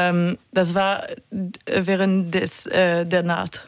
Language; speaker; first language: German; non-native, learner; French